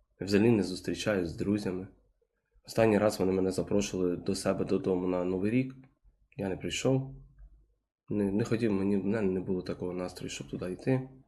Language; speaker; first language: Ukrainian; native; Ukrainian